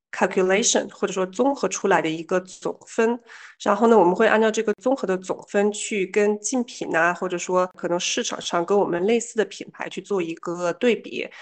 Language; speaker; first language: Chinese; early bilingual, heritage; Chinese